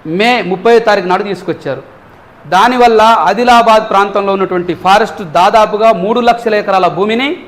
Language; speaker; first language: Telugu; non-native, local second language; Lambadi